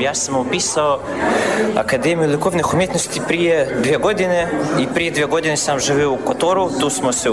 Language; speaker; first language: Serbian; non-native, fluent; Russian